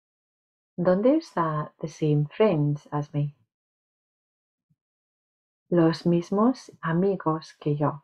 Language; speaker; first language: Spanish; non-native, fluent; English